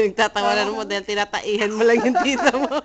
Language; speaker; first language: Filipino; native; Filipino